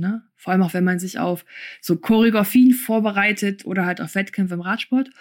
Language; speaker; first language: German; early bilingual, other home language; Russian